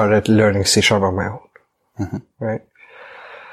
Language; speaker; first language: English; non-native, fluent; German